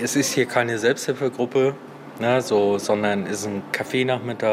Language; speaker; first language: German; native; German